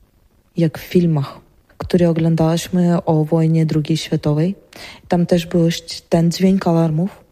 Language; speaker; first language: Polish; non-native, learner; Ukrainian